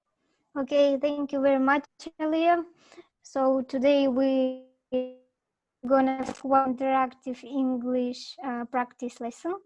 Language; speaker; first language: English; non-native, fluent; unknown